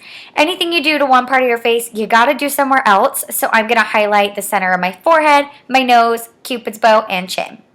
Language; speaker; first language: English; native; English